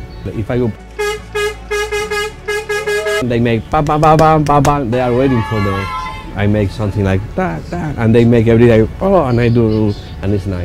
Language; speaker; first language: English; non-native, learner; Spanish